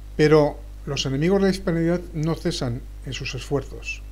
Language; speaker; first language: Spanish; native; Spanish